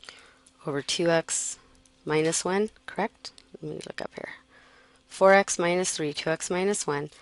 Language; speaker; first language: English; native; English